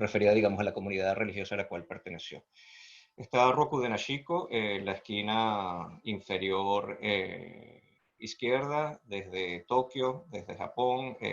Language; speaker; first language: Spanish; native; Spanish